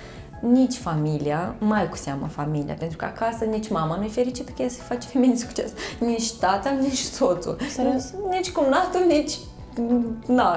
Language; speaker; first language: Romanian; native; Romanian